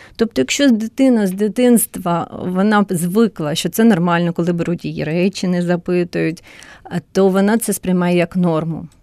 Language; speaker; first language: Ukrainian; non-native, local second language; Russian